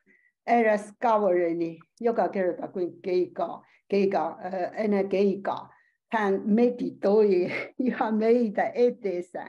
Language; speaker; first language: Finnish; non-native, learner; Chinese